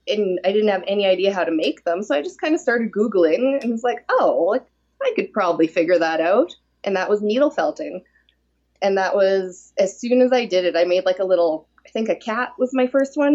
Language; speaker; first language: English; native; English